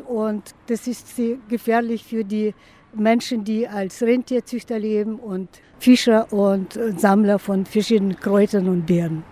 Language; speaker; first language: German; non-native, fluent; Russian